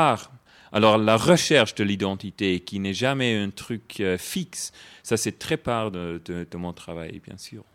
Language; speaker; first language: French; non-native, fluent; German